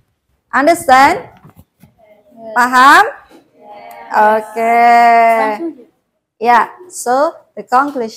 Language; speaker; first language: English; non-native, learner; Indonesian